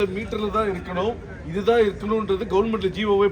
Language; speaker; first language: Tamil; native; Tamil